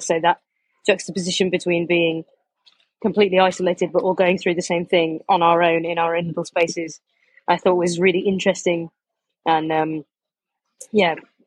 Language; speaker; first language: English; native; English